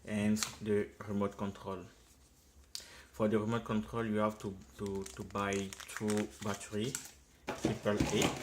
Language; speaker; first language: English; non-native, learner; French